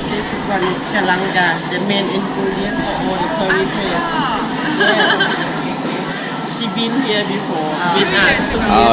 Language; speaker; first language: English; non-native, learner; Thai